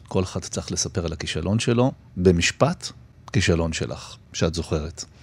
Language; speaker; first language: Hebrew; native; Hebrew